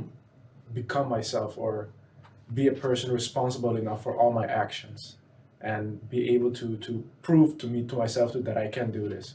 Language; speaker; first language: English; non-native, fluent; Dutch